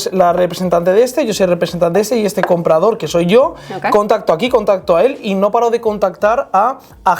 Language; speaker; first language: Spanish; native; Spanish